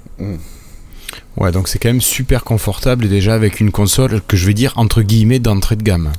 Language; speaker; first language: French; native; French